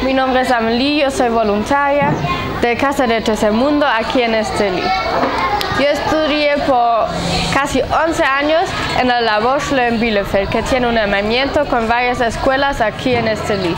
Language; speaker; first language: Spanish; non-native, fluent; German